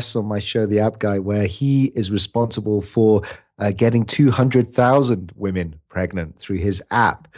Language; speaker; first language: English; native; English